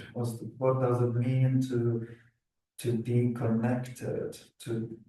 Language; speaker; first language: English; non-native, fluent; German